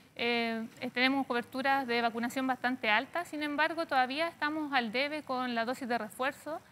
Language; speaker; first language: Spanish; native; Spanish